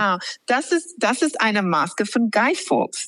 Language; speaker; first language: German; non-native, fluent; English